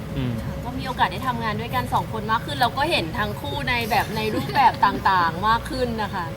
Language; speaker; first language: Thai; native; Thai